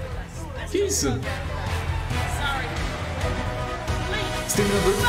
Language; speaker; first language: Portuguese; native; Portuguese